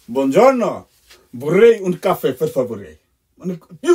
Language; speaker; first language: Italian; non-native, fluent; Bangla